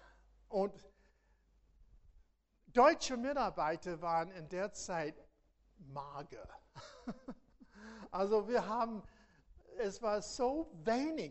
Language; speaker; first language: German; non-native, fluent; English